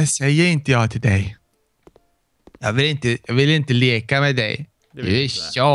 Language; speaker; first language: Swedish; native; Swedish